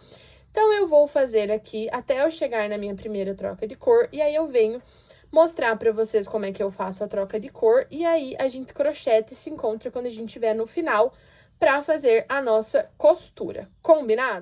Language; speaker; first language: Portuguese; native; Portuguese